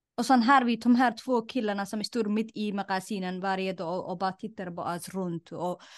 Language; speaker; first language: Swedish; non-native, fluent; Somali